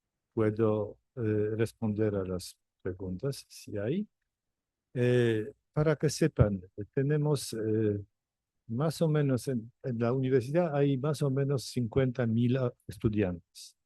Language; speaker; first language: Spanish; non-native, fluent; Polish